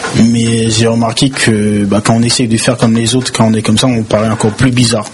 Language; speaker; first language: French; early bilingual, other home language; Haitian Creole